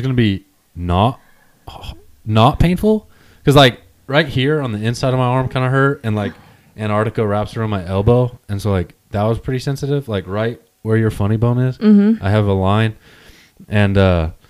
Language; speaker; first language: English; native; English